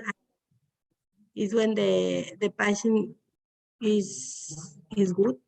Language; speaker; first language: English; non-native, learner; Spanish